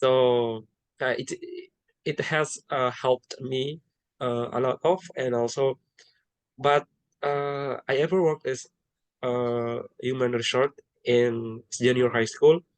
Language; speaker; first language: English; non-native, learner; Indonesian